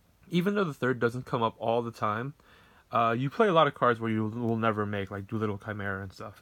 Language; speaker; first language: English; native; English